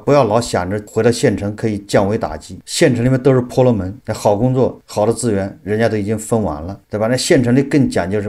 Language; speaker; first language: Chinese; native; Chinese